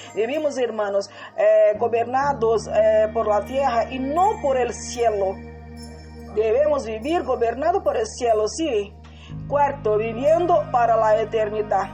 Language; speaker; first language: Spanish; non-native, fluent; Portuguese